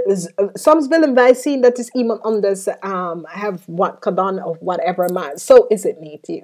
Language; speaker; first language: Dutch; non-native, fluent; English